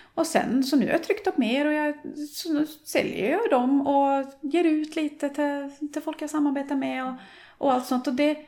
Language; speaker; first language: Swedish; non-native, fluent; Norwegian